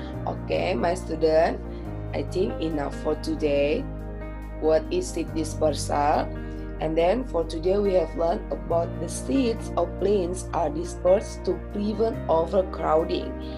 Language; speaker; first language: English; non-native, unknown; Indonesian